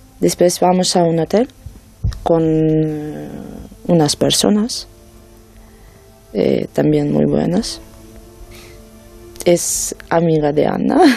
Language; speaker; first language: Spanish; non-native, learner; Ukrainian